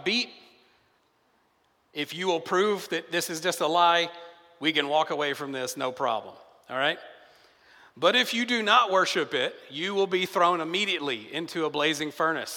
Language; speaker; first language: English; native; English